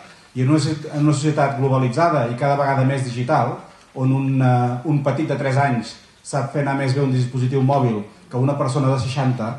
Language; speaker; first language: Catalan; native; Catalan